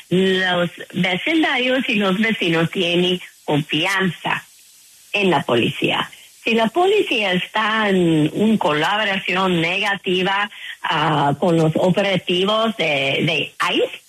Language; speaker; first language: Spanish; non-native, fluent; English